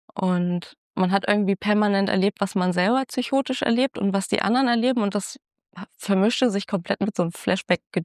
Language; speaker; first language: German; native; German